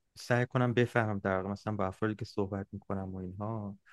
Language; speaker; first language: Persian; native; Persian